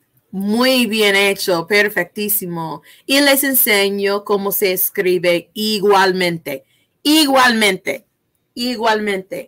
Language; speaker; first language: Spanish; early bilingual, heritage; Spanish